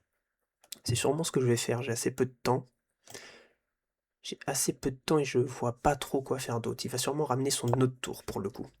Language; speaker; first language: French; native; French